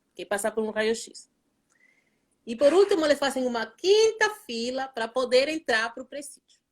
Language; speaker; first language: Portuguese; non-native, fluent; Spanish